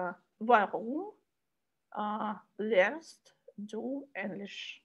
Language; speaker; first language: German; non-native, learner; Russian